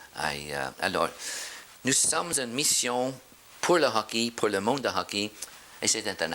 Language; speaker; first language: French; non-native, learner; English